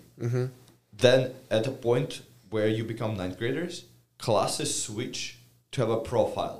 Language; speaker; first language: English; non-native, fluent; Ukrainian